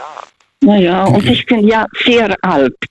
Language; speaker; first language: German; non-native, fluent; Russian